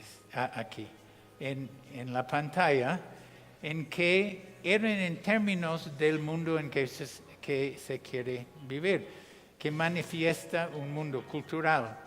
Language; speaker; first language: Spanish; non-native, fluent; English